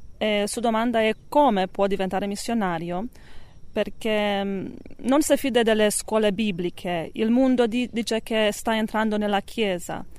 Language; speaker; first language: Italian; non-native, learner; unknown